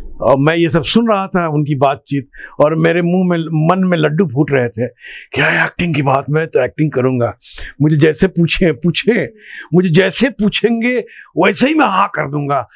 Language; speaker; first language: Hindi; non-native, local second language; Bhojpuri